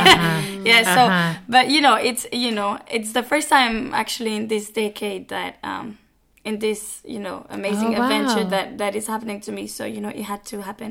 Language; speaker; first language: English; non-native, fluent; French